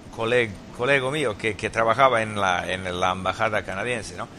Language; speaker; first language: Spanish; non-native, learner; English